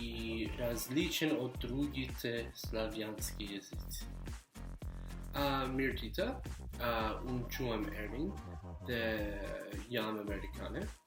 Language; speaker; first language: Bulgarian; non-native, learner; English